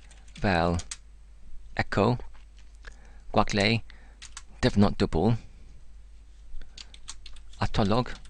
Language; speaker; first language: Welsh; non-native, learner; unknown